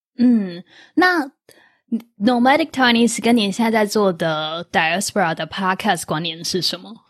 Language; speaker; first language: Chinese; native; Chinese